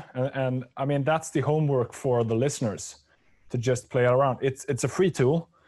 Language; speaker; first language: English; non-native, fluent; Swedish